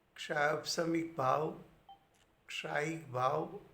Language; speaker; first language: Hindi; non-native, local second language; Gujarati